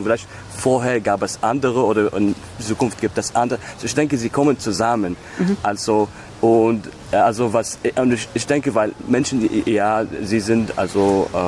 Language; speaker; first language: German; non-native, learner; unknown